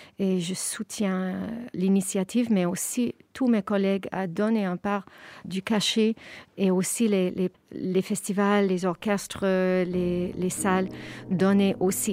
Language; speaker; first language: French; non-native, fluent; English